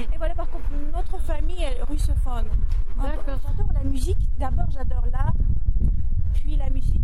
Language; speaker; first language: French; non-native, fluent; Azerbaijani